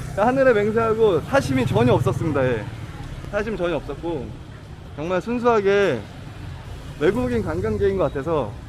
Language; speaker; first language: Korean; native; Korean